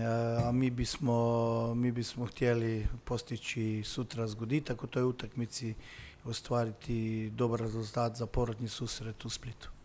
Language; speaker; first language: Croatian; non-native, fluent; Slovenian